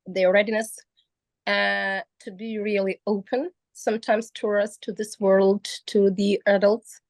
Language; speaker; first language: English; non-native, learner; Ukrainian